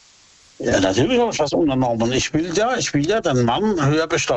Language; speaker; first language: German; native; German